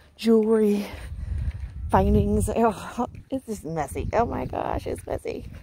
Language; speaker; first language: English; native; English